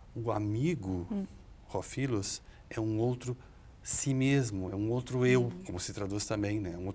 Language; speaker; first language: Portuguese; native; Portuguese